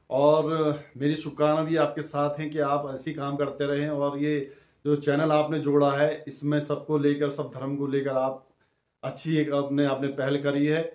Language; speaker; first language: Hindi; native; Hindi